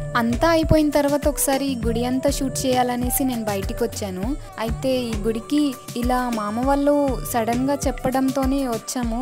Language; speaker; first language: Telugu; non-native, local second language; Lambadi